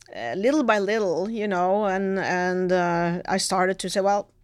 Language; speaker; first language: English; non-native, fluent; Norwegian